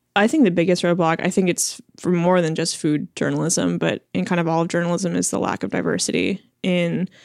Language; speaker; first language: English; early bilingual, other home language; Chinese